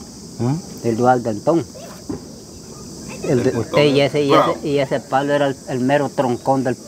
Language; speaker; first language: Spanish; native; Spanish